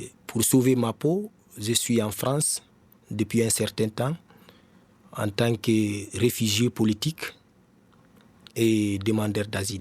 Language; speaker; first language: French; non-native, local second language; Mandingo